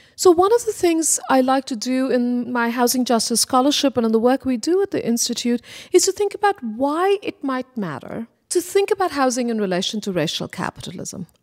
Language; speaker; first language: English; non-native, local second language; Bangla